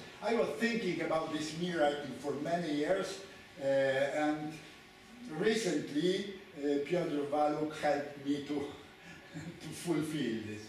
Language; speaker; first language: English; non-native, fluent; Polish